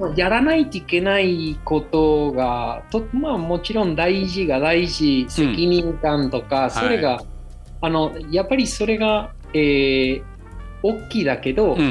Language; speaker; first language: Japanese; non-native, learner; Spanish